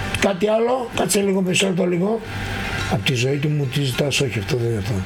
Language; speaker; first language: Greek; native; Greek